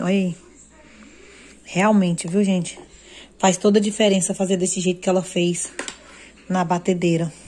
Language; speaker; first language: Portuguese; native; Portuguese